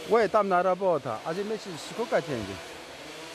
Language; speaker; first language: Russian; non-native, learner; Korean